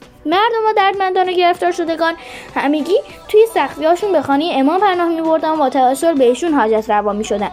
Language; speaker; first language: Persian; native; Persian